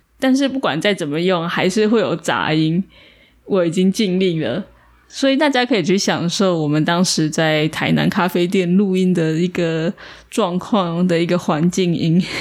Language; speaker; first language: Chinese; native; Chinese